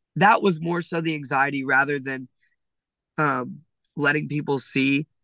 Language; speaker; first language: English; native; English